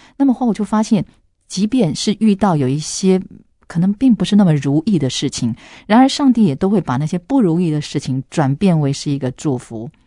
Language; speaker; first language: Chinese; non-native, local second language; Hakka Chinese